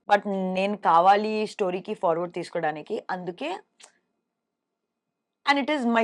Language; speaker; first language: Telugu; non-native, fluent; Hindi